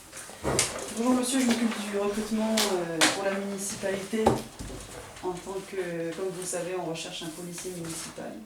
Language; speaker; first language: French; native; French